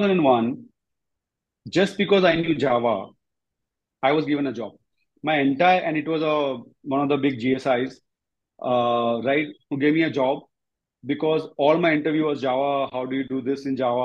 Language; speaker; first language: English; non-native, local second language; Gujarati